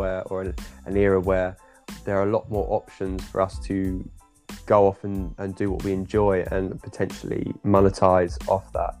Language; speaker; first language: English; native; English